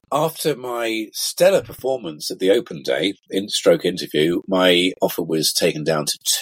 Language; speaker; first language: English; native; English